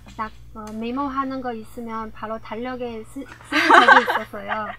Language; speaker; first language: Korean; early bilingual, heritage; Korean